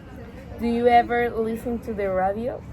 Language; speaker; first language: English; non-native, learner; Spanish